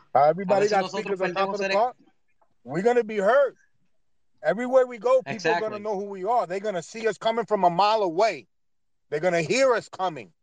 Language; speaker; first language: Spanish; early bilingual, heritage; Spanish